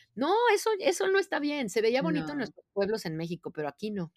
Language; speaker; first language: Spanish; native; Spanish